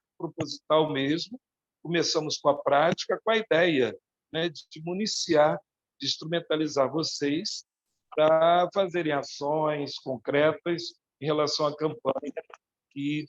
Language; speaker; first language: Portuguese; native; Portuguese